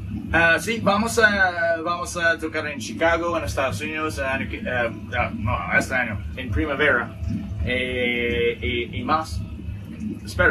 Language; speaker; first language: Spanish; non-native, learner; English